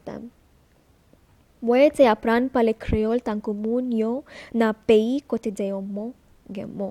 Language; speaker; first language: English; early bilingual, other home language; Marathi